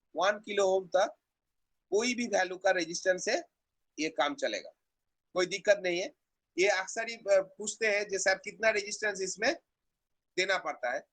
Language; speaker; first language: Hindi; non-native, local second language; Bangla